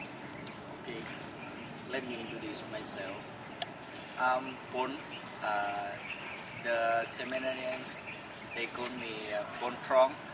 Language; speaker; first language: English; non-native, fluent; Vietnamese